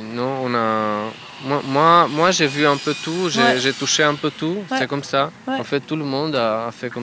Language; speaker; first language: French; non-native, learner; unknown